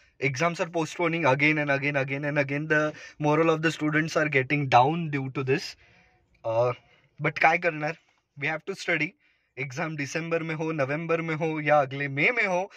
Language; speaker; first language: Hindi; non-native, local second language; Marathi